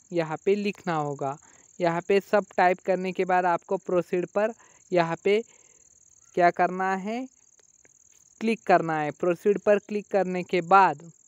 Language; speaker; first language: Hindi; non-native, local second language; Marathi